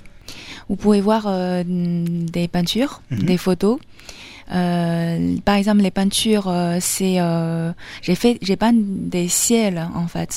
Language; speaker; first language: French; non-native, fluent; Chinese